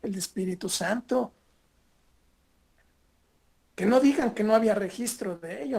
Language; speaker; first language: Spanish; native; Spanish